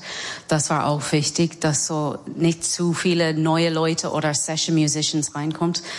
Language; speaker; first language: German; non-native, learner; English